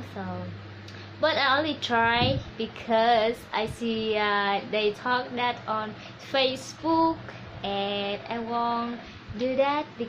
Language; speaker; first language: English; non-native, learner; Vietnamese